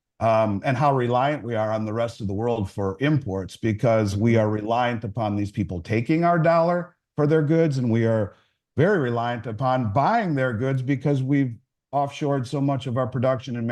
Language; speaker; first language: English; native; English